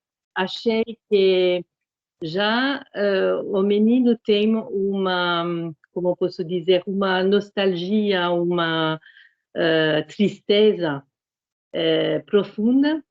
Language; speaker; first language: Portuguese; non-native, fluent; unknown